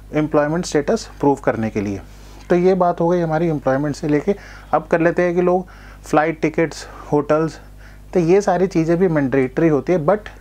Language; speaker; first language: Hindi; non-native, local second language; Gujarati